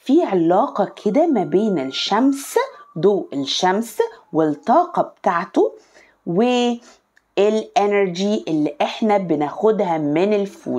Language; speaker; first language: Arabic; native; Arabic